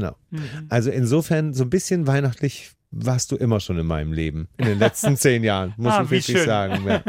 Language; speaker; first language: German; native; German